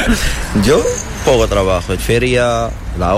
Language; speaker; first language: Spanish; non-native, learner; Arabic